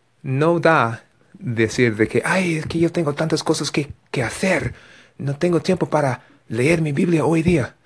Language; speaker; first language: Spanish; non-native, fluent; English